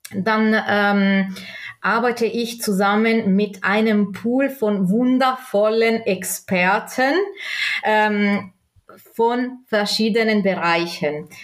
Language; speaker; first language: German; non-native, local second language; Italian